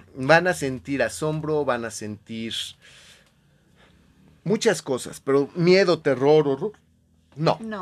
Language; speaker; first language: Spanish; native; Spanish